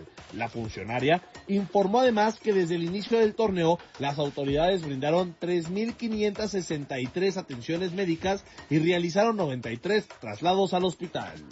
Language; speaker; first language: Spanish; native; Spanish